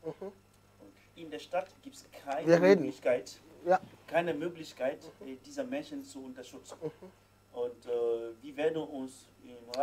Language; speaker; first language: German; non-native, fluent; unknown